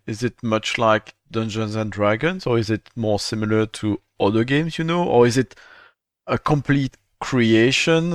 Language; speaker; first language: English; non-native, fluent; French